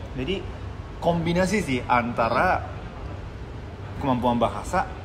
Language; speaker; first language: Indonesian; non-native, fluent; Japanese